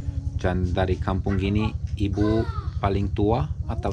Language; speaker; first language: Indonesian; non-native, learner; Romanian